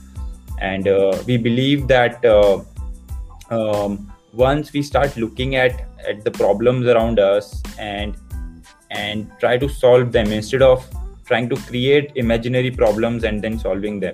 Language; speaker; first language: English; non-native, local second language; Hindi